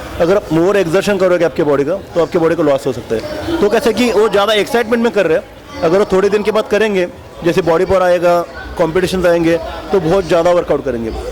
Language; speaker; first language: Hindi; non-native, local second language; Marathi